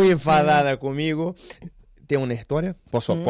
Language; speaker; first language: Spanish; non-native, learner; Portuguese